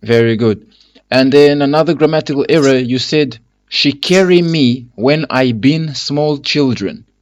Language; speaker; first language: English; non-native, fluent; Lingala